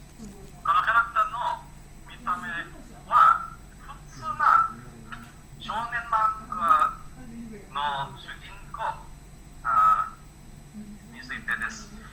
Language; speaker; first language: Japanese; non-native, learner; Indonesian